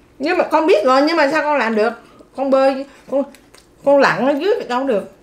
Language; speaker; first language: Vietnamese; native; Vietnamese